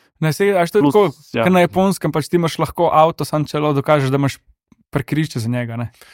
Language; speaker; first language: Slovenian; native; Slovenian